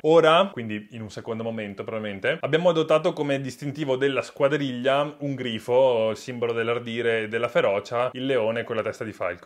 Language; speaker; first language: Italian; native; Italian